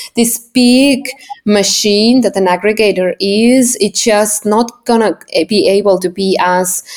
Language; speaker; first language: English; non-native, fluent; Estonian